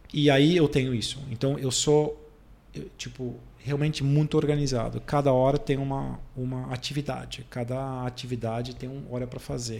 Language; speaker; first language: Portuguese; non-native, fluent; Dutch